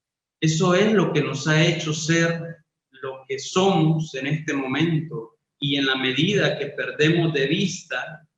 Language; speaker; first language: Spanish; native; Spanish